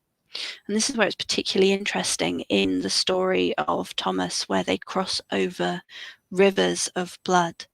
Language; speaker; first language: English; native; English